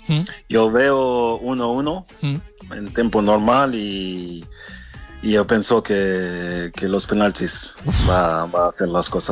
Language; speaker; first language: Spanish; non-native, fluent; French